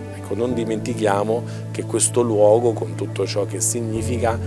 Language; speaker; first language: Italian; native; Italian